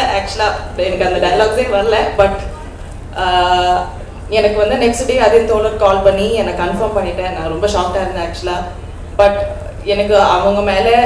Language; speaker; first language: Tamil; non-native, fluent; Malayalam